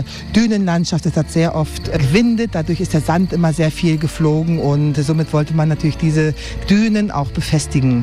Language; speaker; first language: German; native; German